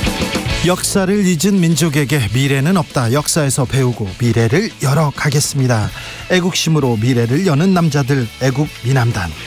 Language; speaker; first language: Korean; native; Korean